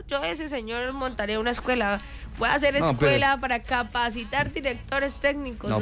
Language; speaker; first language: Spanish; native; Spanish